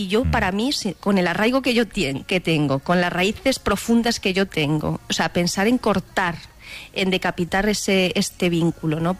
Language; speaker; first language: Spanish; native; Spanish